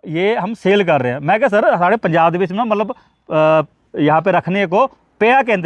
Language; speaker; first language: Hindi; non-native, local second language; Punjabi